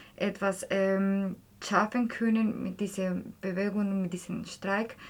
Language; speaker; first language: German; non-native, fluent; Spanish